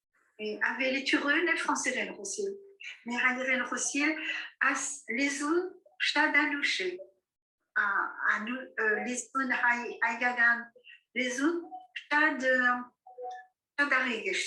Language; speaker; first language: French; non-native, learner; Armenian